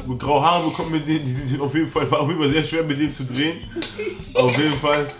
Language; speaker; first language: German; early bilingual, other home language; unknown